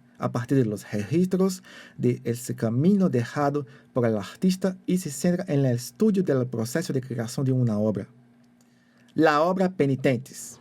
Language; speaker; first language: Spanish; non-native, fluent; Portuguese